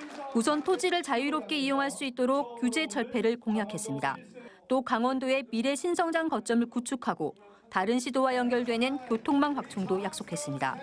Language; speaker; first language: Korean; native; Korean